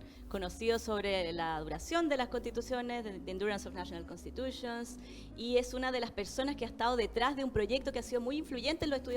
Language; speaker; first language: Spanish; native; Spanish